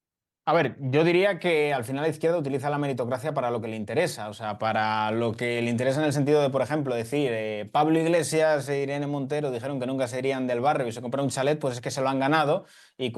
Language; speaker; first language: Spanish; native; Spanish